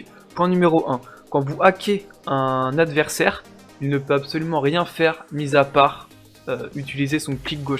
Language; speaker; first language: French; native; French